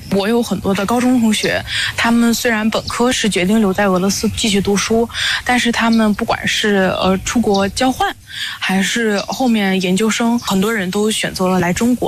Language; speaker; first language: Chinese; non-native, fluent; Russian